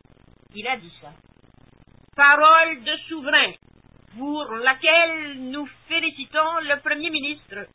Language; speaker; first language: French; native; French